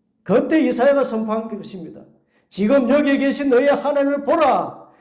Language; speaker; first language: Korean; native; Korean